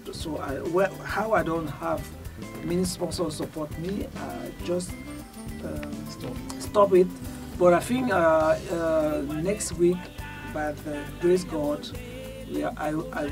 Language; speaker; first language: English; non-native, local second language; Duala